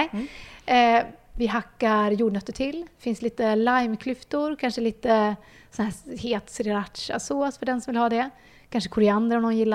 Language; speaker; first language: Swedish; native; Swedish